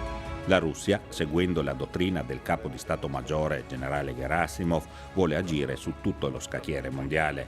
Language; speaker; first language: Italian; native; Italian